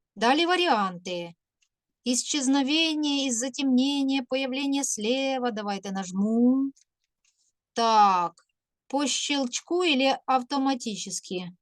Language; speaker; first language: Russian; non-native, local second language; Ukrainian